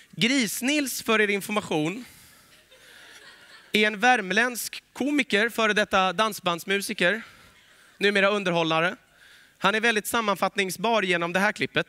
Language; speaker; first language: Swedish; native; Swedish